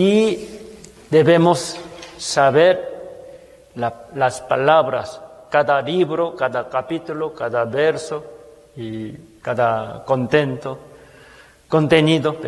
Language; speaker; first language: Spanish; non-native, fluent; Korean